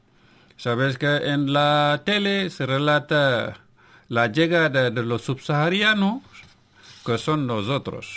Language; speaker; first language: Spanish; non-native, local second language; Wolof